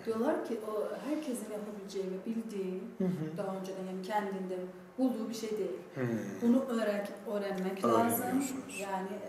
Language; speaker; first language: Turkish; non-native, fluent; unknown